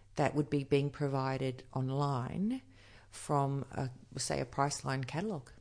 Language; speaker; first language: English; native; English